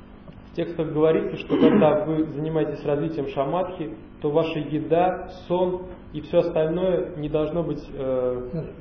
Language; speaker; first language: Russian; native; Russian